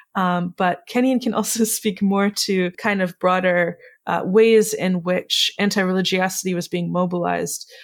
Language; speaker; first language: English; native; English